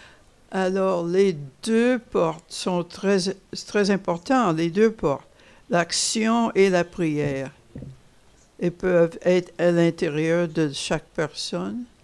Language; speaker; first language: French; non-native, fluent; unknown